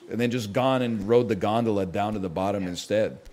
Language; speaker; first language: English; native; English